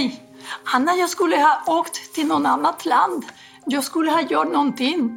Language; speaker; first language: Swedish; non-native, fluent; Spanish